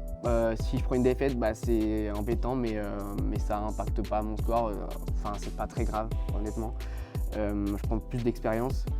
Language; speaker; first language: French; native; French